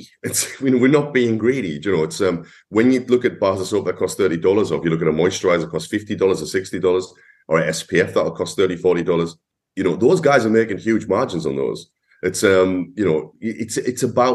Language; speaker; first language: English; native; English